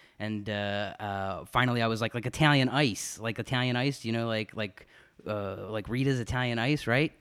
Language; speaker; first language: English; native; English